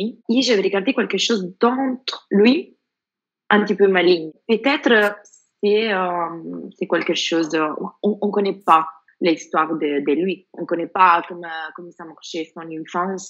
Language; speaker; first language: French; non-native, fluent; Spanish